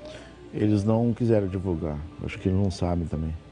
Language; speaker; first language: Portuguese; native; Portuguese